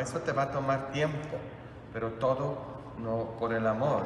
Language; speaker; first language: Spanish; non-native, fluent; English